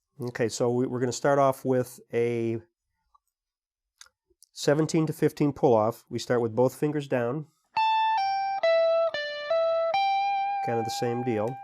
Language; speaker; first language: English; native; English